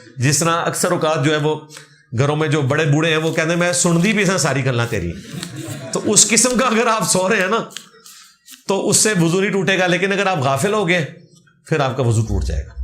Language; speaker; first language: Urdu; non-native, local second language; Punjabi